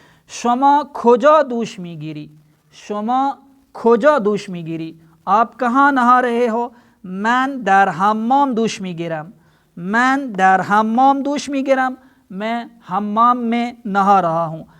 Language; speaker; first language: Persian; non-native, fluent; Urdu